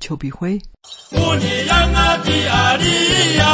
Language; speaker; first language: German; non-native, fluent; Chinese